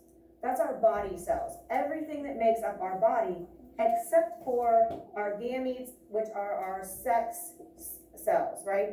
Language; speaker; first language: English; native; English